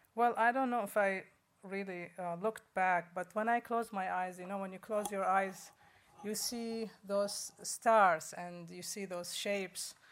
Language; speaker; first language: English; non-native, fluent; Arabic